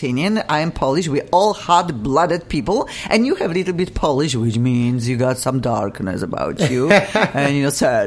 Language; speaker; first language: English; non-native, fluent; Polish